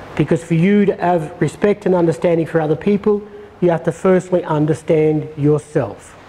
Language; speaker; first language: English; native; English